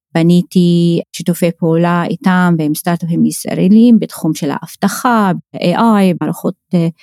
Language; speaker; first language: Hebrew; non-native, local second language; Arabic